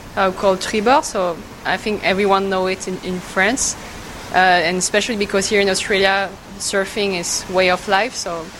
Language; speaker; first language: English; non-native, learner; French